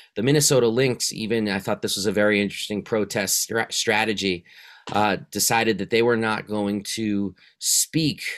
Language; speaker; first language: English; native; English